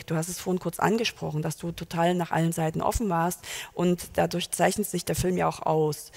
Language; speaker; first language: German; native; German